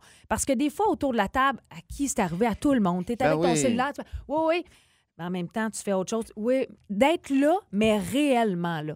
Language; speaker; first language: French; native; French